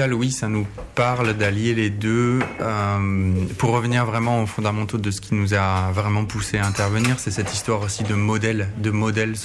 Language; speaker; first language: French; native; French